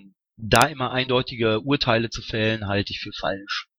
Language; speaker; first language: German; native; German